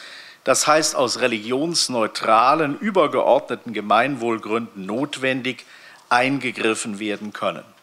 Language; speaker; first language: German; native; German